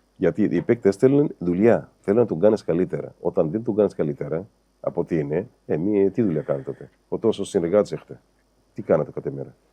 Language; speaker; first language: Greek; non-native, fluent; Kabuverdianu